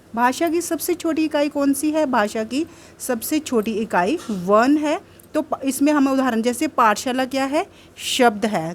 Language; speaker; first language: Hindi; native; Hindi